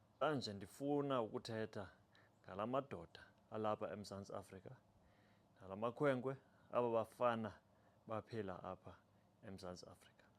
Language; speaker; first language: Xhosa; native; Xhosa